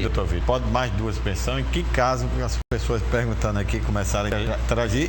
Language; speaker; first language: Portuguese; native; Portuguese